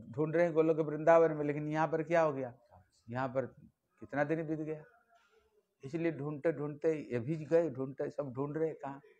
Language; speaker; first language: Hindi; non-native, local second language; Bangla